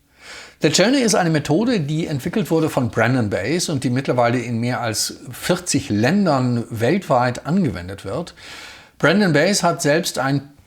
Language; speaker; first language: German; native; German